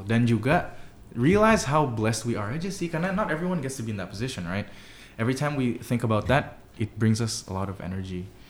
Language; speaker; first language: English; early bilingual, other home language; Indonesian